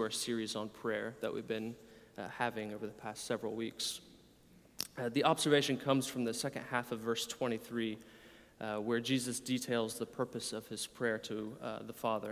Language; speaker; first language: English; native; English